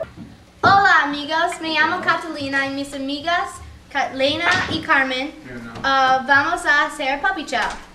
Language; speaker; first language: Spanish; non-native, learner; English